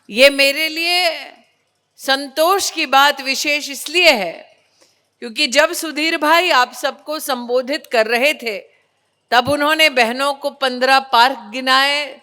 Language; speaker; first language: Hindi; native; Hindi